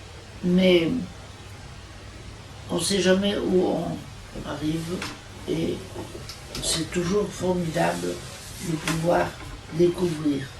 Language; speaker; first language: French; non-native, fluent; Italian